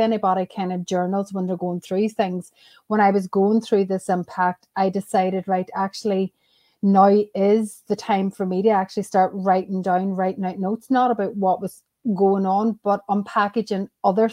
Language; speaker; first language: English; native; English